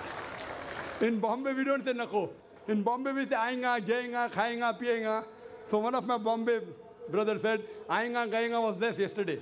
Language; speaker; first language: English; non-native, local second language; Urdu